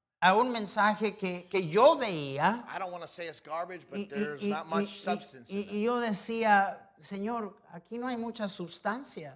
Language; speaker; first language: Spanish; non-native, fluent; English